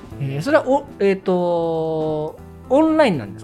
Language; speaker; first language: Japanese; native; Japanese